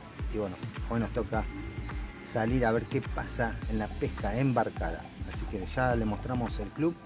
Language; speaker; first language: Spanish; native; Spanish